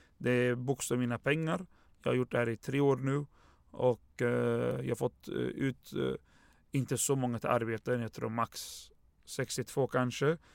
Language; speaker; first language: Swedish; early bilingual, other home language; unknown